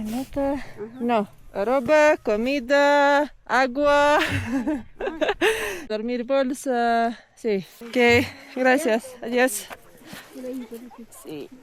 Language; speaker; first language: Spanish; non-native, learner; Lithuanian